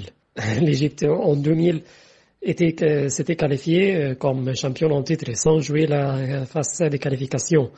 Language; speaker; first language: French; non-native, fluent; Arabic